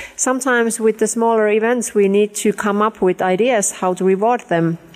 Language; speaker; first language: English; non-native, fluent; Finnish